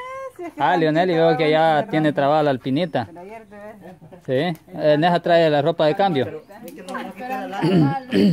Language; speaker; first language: Spanish; native; Spanish